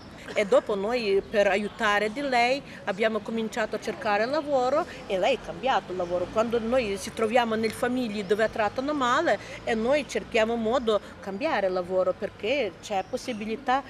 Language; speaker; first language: Italian; non-native, learner; Ukrainian